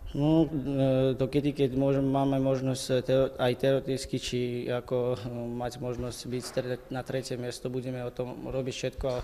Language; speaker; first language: Slovak; non-native, learner; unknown